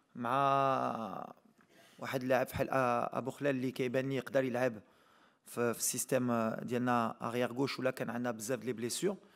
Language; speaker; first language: French; native; French